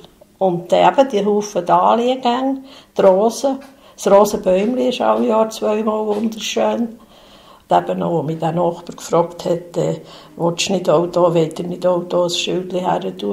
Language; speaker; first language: German; native; German